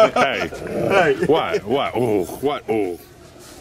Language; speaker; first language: English; native; English